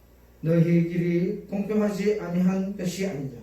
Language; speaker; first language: Korean; native; Korean